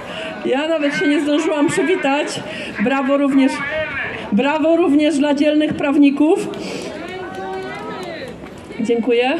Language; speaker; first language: Polish; native; Polish